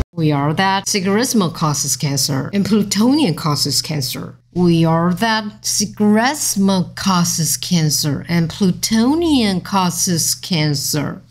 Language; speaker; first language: English; non-native, fluent; Chinese